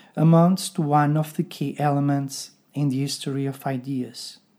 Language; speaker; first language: English; non-native, fluent; Portuguese